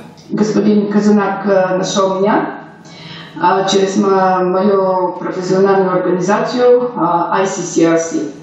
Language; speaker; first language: Russian; non-native, learner; Bulgarian